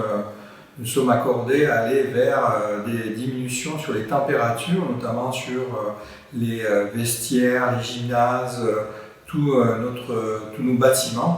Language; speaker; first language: French; native; French